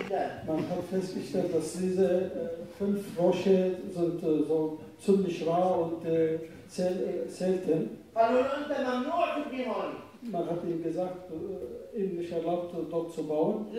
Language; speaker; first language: German; non-native, fluent; Arabic